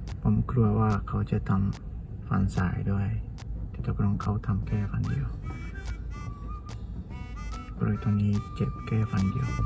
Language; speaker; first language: Thai; non-native, learner; Japanese